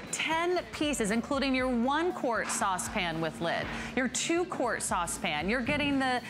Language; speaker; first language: English; native; English